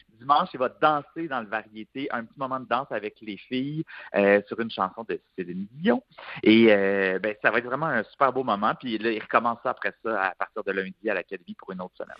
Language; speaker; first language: French; native; French